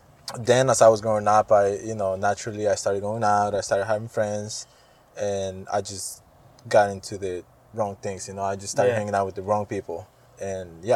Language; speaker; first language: English; non-native, fluent; Spanish